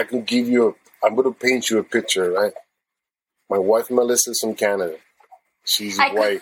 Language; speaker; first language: English; non-native, fluent; Spanish